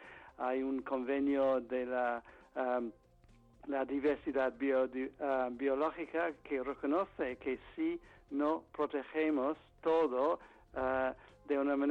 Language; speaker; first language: Spanish; non-native, fluent; English